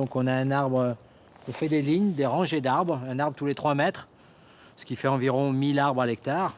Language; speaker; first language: French; native; French